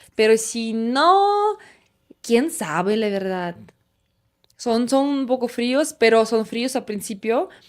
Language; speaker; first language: Spanish; non-native, fluent; Russian